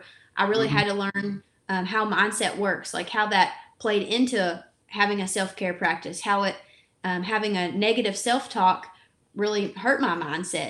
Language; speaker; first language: English; native; English